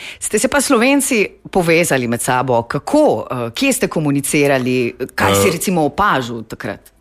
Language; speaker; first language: Slovenian; native; Slovenian